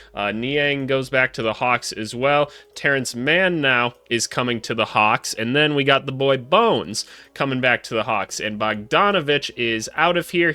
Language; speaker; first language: English; native; English